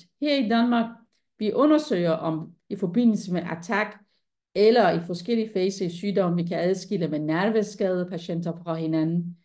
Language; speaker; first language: Danish; non-native, fluent; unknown